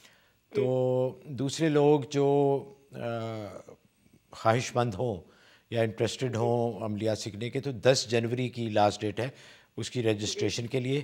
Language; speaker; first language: Urdu; native; Urdu